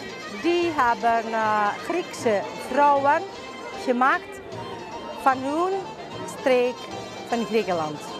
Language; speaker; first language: Dutch; early bilingual, other home language; Greek